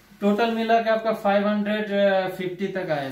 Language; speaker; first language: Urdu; non-native, local second language; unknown